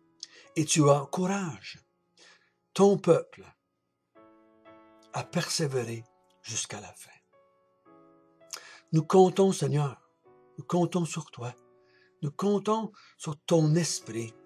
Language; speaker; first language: French; native; French